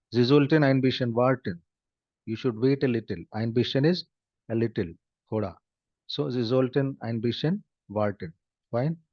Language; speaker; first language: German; non-native, fluent; Hindi